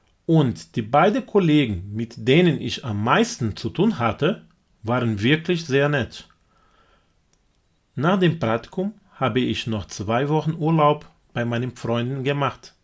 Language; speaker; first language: German; non-native, fluent; Portuguese